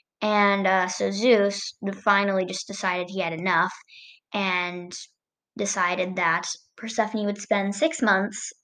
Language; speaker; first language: English; native; English